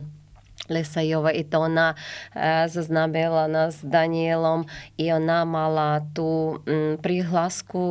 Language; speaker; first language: Slovak; non-native, learner; Ukrainian